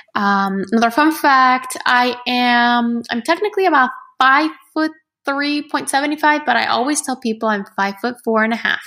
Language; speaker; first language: English; early bilingual, other home language; Spanish